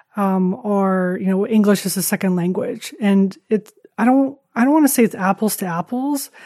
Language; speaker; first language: English; early bilingual, other home language; Chinese